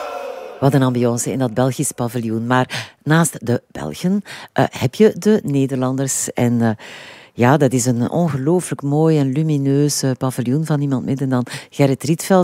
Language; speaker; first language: Dutch; native; Dutch